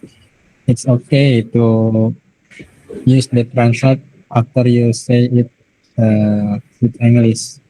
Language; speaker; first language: English; non-native, learner; Indonesian